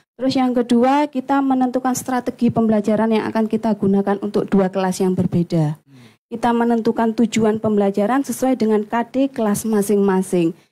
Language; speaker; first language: Indonesian; non-native, local second language; Javanese